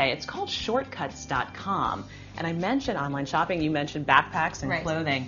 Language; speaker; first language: English; native; English